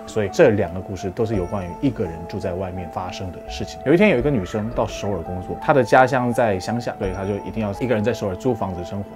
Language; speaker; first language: Chinese; non-native, fluent; Korean